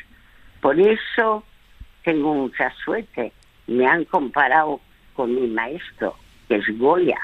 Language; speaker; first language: Spanish; early bilingual, other home language; French